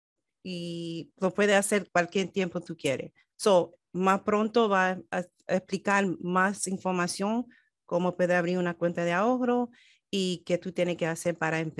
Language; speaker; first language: Spanish; early bilingual, heritage; Spanish